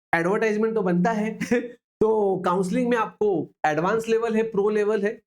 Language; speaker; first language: Hindi; non-native, local second language; Marathi